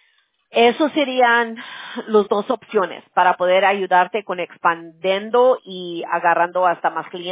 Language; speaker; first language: Spanish; early bilingual, other home language; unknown